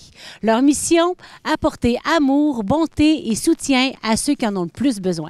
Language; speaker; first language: French; native; French